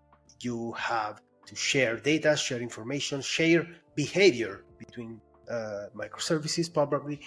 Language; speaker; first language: English; non-native, fluent; Italian